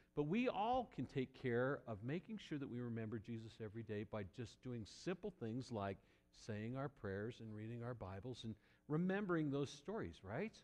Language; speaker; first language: English; native; English